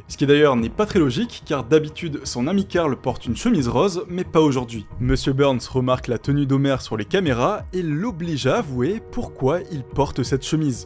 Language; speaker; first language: French; native; French